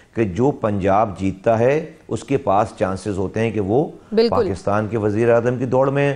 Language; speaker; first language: Urdu; native; Urdu